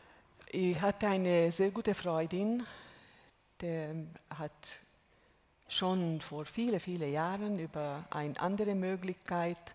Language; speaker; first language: German; non-native, fluent; Hungarian